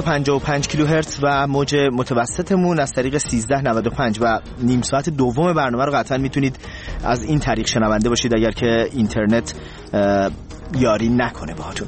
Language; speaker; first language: Persian; native; Persian